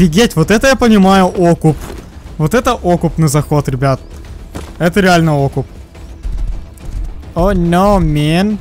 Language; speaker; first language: Russian; native; Russian